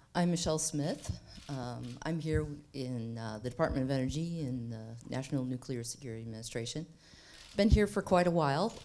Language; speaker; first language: English; native; English